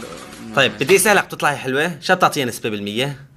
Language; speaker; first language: Arabic; native; Arabic